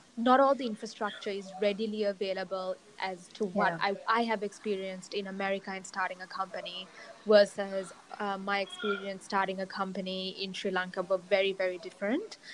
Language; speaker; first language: English; non-native, local second language; Sinhala